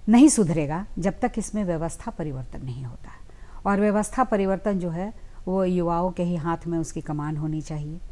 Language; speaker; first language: Hindi; native; Hindi